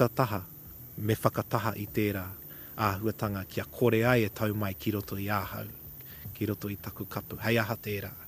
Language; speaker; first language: Māori; non-native, local second language; English